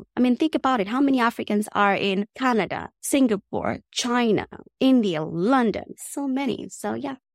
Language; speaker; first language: English; non-native, local second language; Kamba